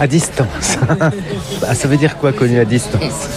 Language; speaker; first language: French; native; French